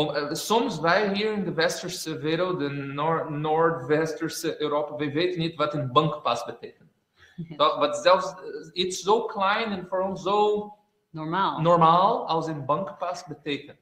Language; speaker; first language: Dutch; non-native, fluent; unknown